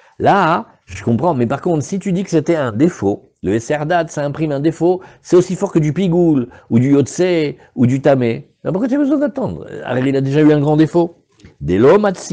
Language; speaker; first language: French; native; French